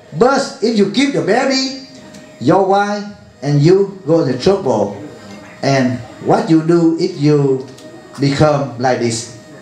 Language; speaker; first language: English; non-native, learner; Vietnamese